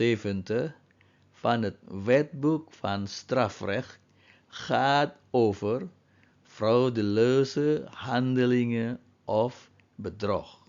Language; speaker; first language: Dutch; non-native, fluent; Indonesian